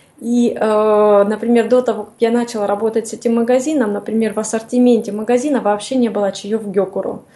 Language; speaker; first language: Russian; native; Russian